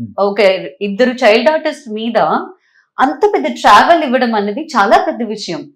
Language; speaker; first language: Telugu; native; Telugu